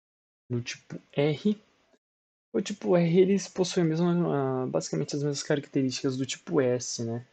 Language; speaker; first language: Portuguese; native; Portuguese